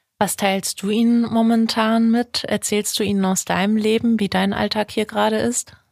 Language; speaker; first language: German; native; German